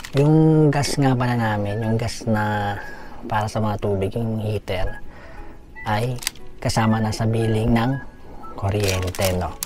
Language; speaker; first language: Filipino; native; Filipino